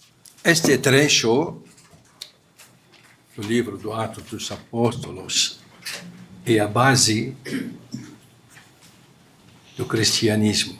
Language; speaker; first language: Portuguese; non-native, fluent; Arabic